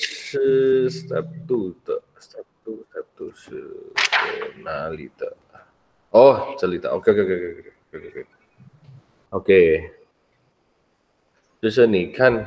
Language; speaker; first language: Chinese; non-native, learner; Indonesian